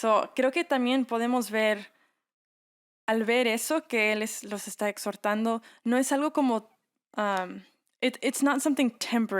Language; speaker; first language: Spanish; early bilingual, heritage; Spanish